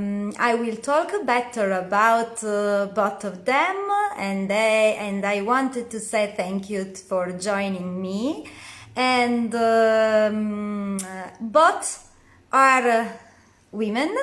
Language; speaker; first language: English; non-native, fluent; Italian